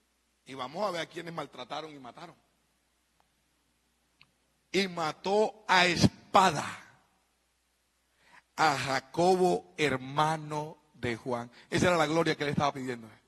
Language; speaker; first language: Spanish; native; Spanish